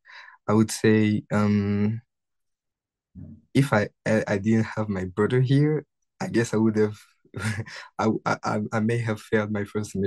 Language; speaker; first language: English; non-native, fluent; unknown